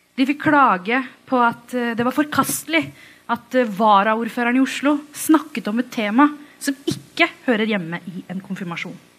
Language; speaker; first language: Norwegian; early bilingual, other home language; Tamil